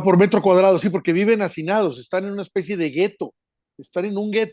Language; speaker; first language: Spanish; native; Spanish